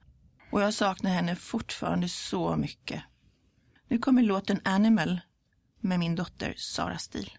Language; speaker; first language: Swedish; early bilingual, other home language; English